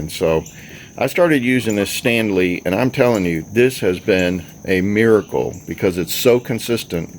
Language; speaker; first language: English; native; English